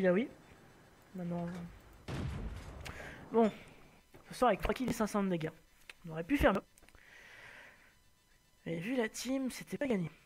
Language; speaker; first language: French; native; French